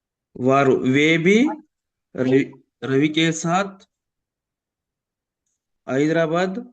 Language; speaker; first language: Hindi; non-native, learner; Telugu